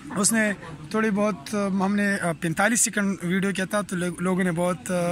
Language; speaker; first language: Urdu; non-native, local second language; Pashto